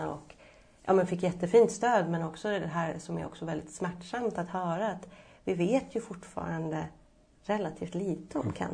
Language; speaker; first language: Swedish; native; Swedish